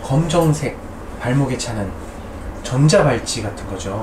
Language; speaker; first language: Korean; native; Korean